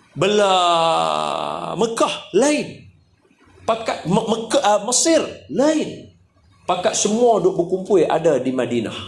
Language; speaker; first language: Malay; native; Malay